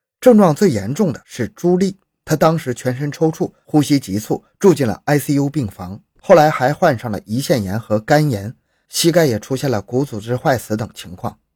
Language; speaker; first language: Chinese; native; Chinese